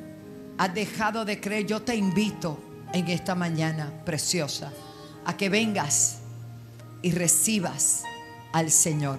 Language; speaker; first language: Spanish; native; Spanish